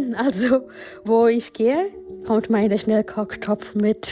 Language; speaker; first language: German; non-native, fluent; Gujarati